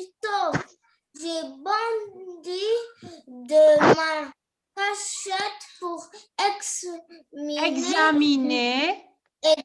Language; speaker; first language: French; non-native, learner; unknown